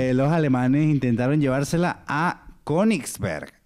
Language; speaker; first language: Spanish; native; Spanish